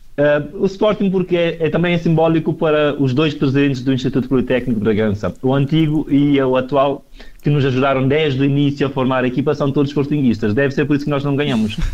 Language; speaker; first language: Portuguese; non-native, local second language; Kabuverdianu